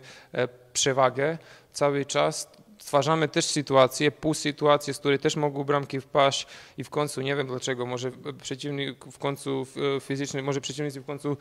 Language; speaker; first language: Polish; non-native, fluent; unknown